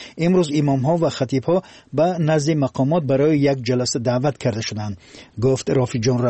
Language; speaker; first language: Persian; native; Persian